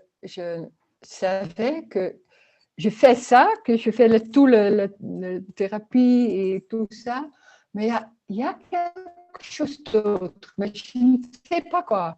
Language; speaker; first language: French; non-native, learner; Dutch